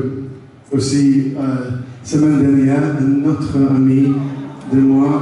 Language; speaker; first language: French; non-native, learner; English